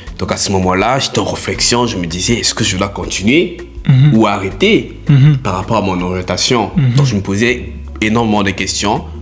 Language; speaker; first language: French; non-native, local second language; Lingala